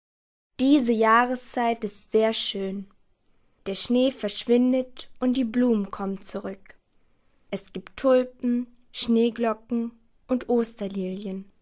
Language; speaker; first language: German; non-native, learner; Norwegian